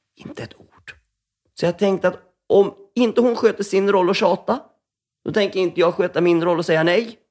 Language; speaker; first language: Swedish; native; Swedish